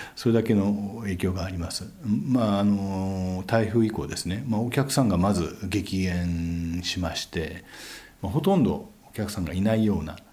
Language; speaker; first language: Japanese; native; Japanese